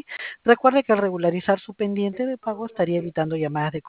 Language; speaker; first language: Spanish; native; Spanish